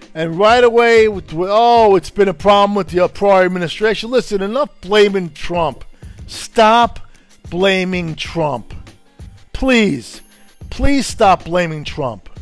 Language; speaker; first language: English; non-native, fluent; Italian